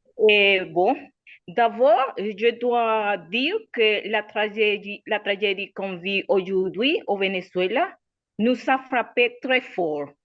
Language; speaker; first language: French; non-native, learner; Spanish